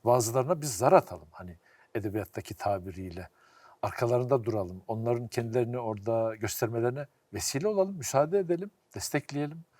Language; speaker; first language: Turkish; native; Turkish